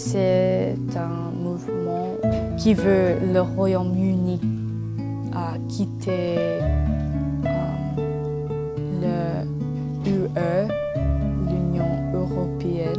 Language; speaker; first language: French; non-native, learner; English